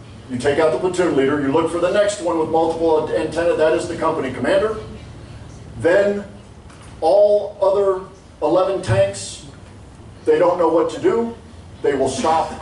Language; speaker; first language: English; native; English